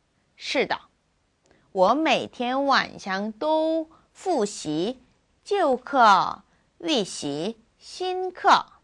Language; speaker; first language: Chinese; non-native, fluent; Korean